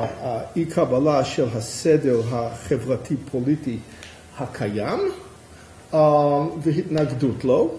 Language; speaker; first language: Hebrew; non-native, fluent; English